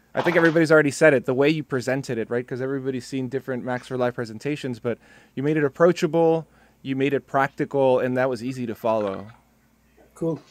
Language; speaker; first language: English; early bilingual, other home language; Spanish